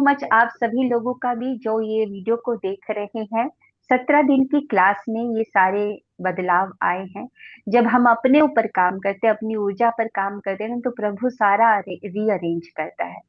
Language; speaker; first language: Hindi; native; Hindi